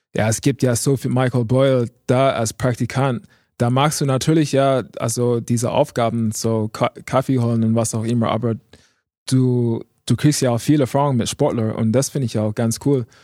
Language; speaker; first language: German; non-native, fluent; English